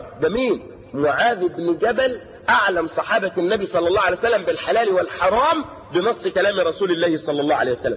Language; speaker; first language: Arabic; native; Arabic